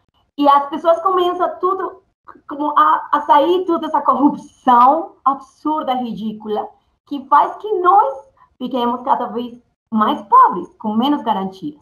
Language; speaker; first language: Portuguese; non-native, fluent; Spanish